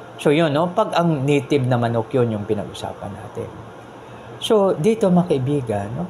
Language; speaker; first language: Filipino; non-native, local second language; Hiligaynon